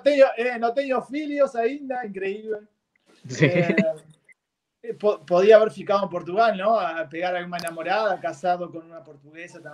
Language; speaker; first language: Portuguese; non-native, fluent; Spanish